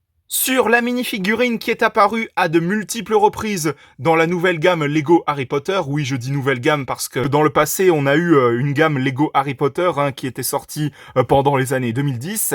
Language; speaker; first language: French; native; French